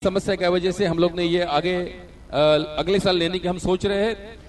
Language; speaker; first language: Hindi; non-native, local second language; Marathi